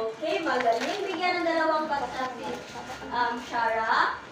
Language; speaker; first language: Filipino; native; Filipino